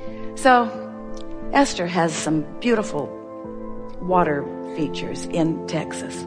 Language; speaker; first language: English; native; English